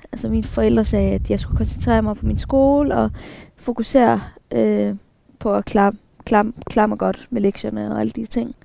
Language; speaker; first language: Danish; early bilingual, other home language; Arabic